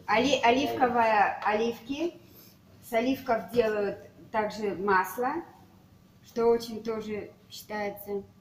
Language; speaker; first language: Russian; native; Russian